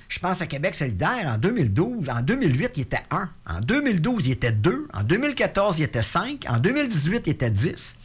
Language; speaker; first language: French; native; French